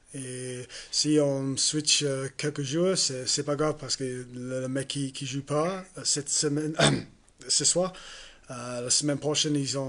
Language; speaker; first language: French; non-native, learner; English